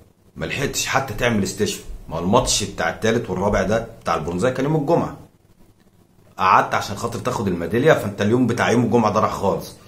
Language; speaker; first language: Arabic; native; Arabic